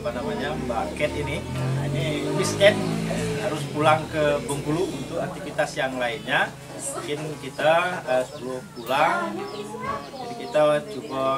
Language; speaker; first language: Indonesian; native; Indonesian